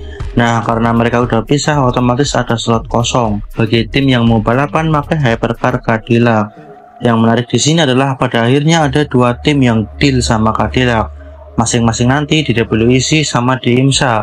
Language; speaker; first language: Indonesian; native; Indonesian